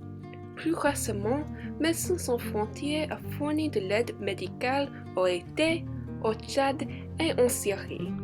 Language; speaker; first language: French; non-native, learner; English